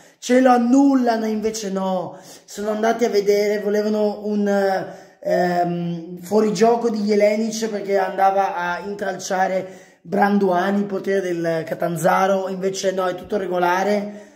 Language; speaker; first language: Italian; native; Italian